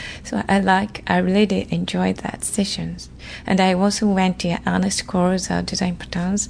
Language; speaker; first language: English; non-native, learner; Japanese